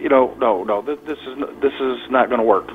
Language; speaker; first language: English; native; English